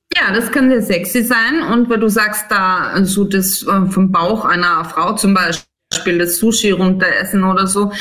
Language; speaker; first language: German; native; German